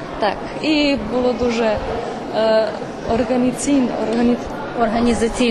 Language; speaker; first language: Ukrainian; non-native, local second language; Serbian